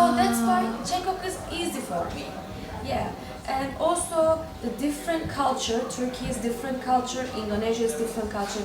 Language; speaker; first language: English; non-native, learner; Turkish